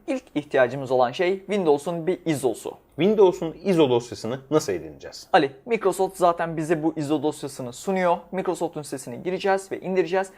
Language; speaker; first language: Turkish; native; Turkish